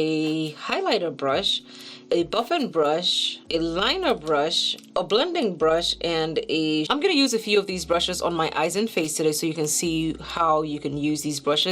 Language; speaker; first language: English; native; English